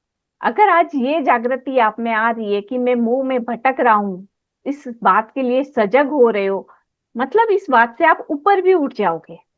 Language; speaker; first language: Hindi; native; Hindi